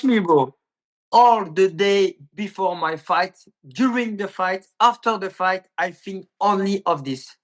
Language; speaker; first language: English; non-native, learner; French